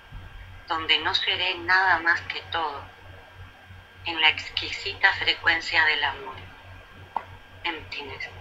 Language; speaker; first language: Spanish; native; Spanish